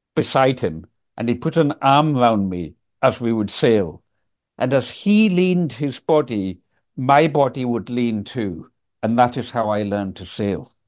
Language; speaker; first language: English; native; English